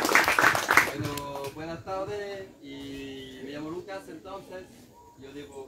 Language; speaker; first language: Spanish; non-native, fluent; French